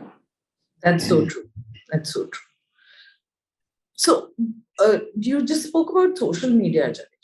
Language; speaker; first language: English; non-native, local second language; Hindi